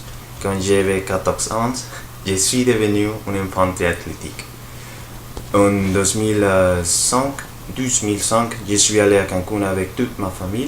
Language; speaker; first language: French; non-native, learner; Spanish